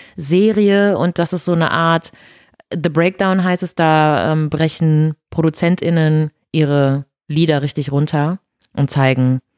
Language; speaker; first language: German; non-native, fluent; Portuguese